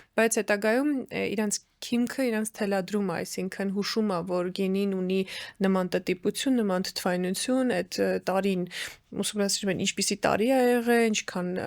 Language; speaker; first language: Armenian; early bilingual, heritage; Armenian